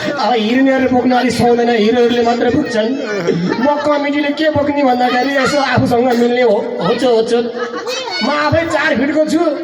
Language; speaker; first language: Nepali; non-native, local second language; Eastern Tamang